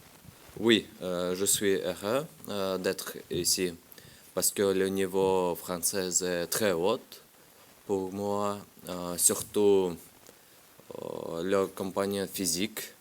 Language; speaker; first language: French; non-native, learner; Russian